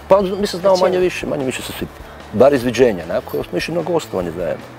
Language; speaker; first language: Croatian; native; Croatian